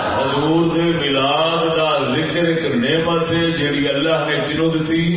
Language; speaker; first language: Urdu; non-native, local second language; Punjabi